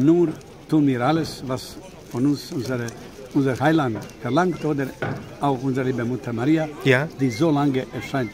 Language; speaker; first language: German; non-native, fluent; Croatian